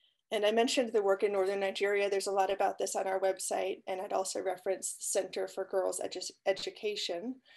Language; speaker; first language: English; native; English